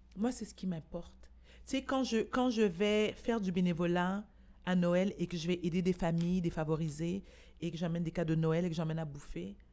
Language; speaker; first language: French; native; French